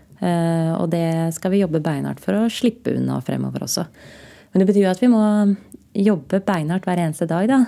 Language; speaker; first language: Norwegian; native; Norwegian